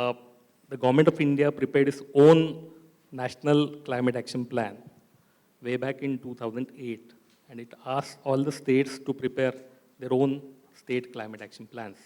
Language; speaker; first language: English; non-native, local second language; Marathi